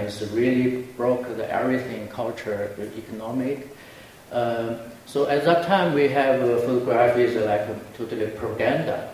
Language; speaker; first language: English; non-native, fluent; Chinese